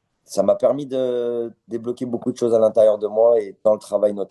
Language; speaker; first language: French; native; French